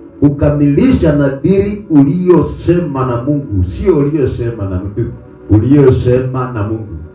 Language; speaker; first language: Swahili; native; Swahili